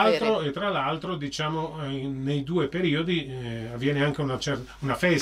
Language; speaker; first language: Italian; native; Italian